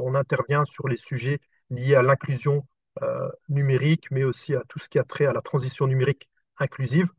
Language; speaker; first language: French; native; French